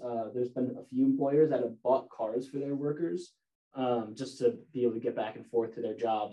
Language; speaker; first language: English; native; English